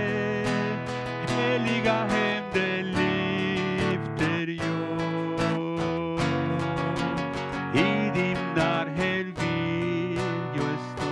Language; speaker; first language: Swedish; non-native, fluent; Spanish